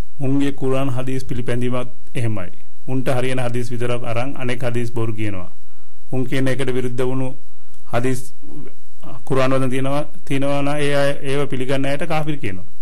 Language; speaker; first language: Sinhala; non-native, local second language; Tamil